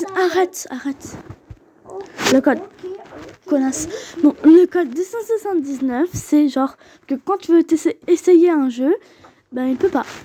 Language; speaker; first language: French; native; French